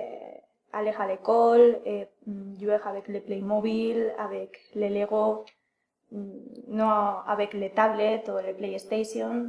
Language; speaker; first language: French; non-native, learner; Spanish